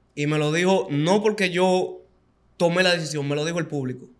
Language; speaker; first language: Spanish; native; Spanish